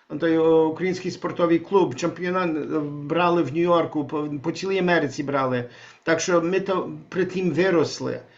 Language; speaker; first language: Ukrainian; early bilingual, heritage; Ukrainian